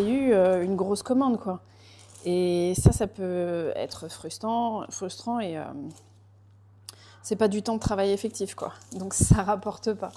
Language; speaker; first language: French; native; French